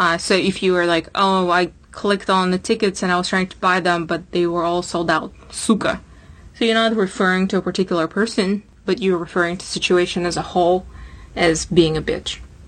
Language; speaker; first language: English; non-native, fluent; Russian